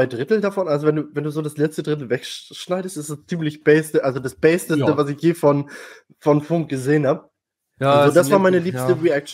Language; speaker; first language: German; native; German